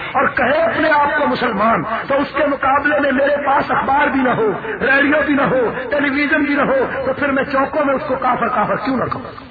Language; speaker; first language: Urdu; native; Urdu